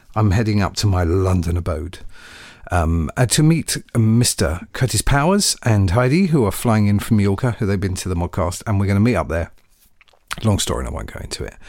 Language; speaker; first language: English; native; English